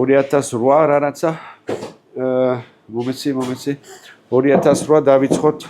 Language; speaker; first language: Georgian; non-native, learner; French